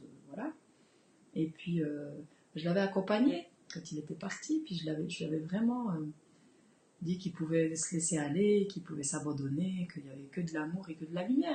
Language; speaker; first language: French; native; French